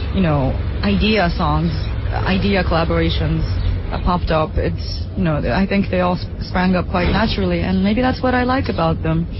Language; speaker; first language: English; early bilingual, other home language; Japanese